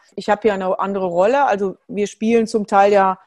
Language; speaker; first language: German; native; German